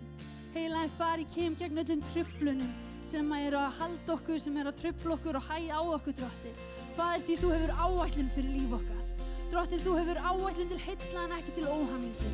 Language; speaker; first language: Icelandic; native; Icelandic